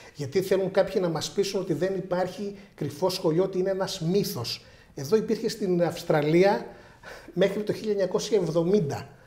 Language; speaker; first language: Greek; early bilingual, heritage; Greek